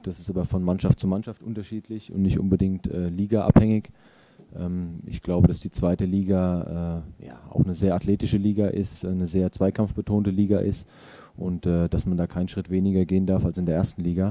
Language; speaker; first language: German; native; German